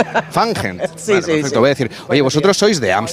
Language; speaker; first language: Spanish; native; Spanish